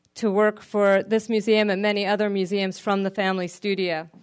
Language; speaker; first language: English; native; English